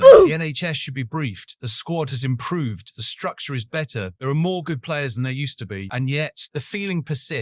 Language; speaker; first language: English; native; English